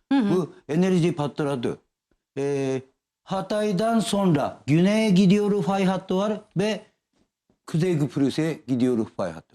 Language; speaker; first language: Turkish; non-native, learner; Japanese